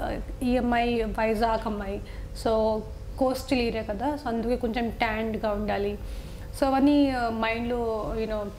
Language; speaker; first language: Telugu; non-native, local second language; Hindi